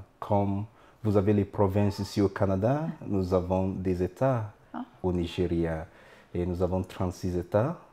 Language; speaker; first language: French; non-native, fluent; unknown